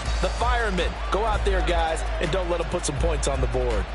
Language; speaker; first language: English; native; English